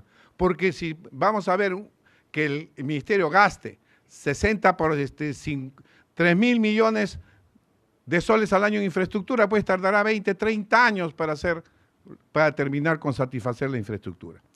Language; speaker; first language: Spanish; native; Spanish